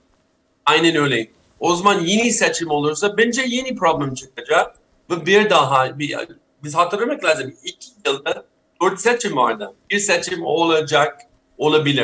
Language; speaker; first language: Turkish; non-native, fluent; English